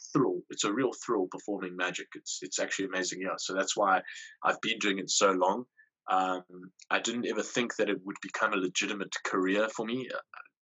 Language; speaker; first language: English; native; English